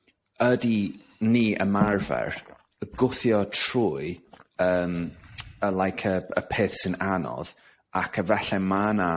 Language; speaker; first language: Welsh; non-native, local second language; English